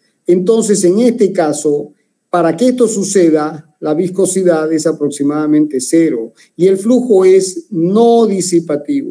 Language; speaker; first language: Spanish; native; Spanish